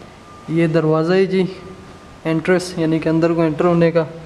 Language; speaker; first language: Hindi; native; Hindi